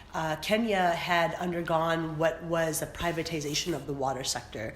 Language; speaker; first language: English; early bilingual, other home language; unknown